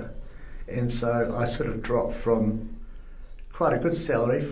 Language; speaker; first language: English; native; English